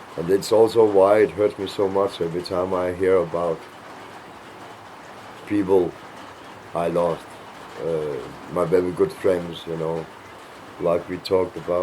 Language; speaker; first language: English; non-native, fluent; Danish